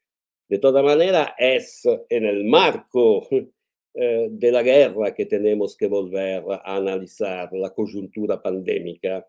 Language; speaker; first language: Spanish; non-native, fluent; Italian